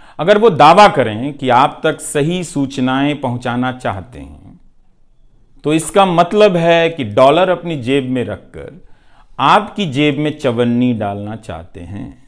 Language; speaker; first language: Hindi; non-native, local second language; Bhojpuri